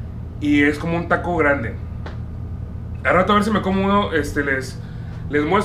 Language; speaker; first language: Spanish; native; Spanish